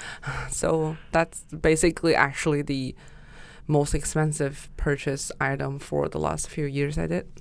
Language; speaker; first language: English; non-native, fluent; Chinese